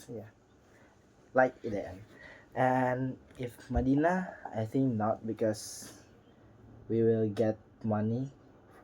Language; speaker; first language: English; non-native, learner; Indonesian